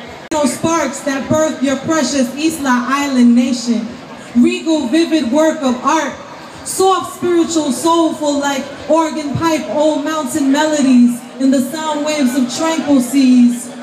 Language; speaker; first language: English; early bilingual, other home language; Spanish